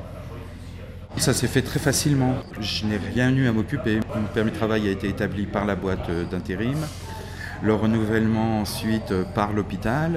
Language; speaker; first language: French; native; French